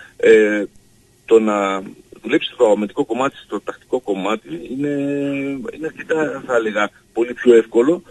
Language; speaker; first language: Greek; native; Greek